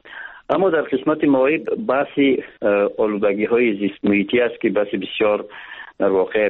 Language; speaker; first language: Persian; native; Persian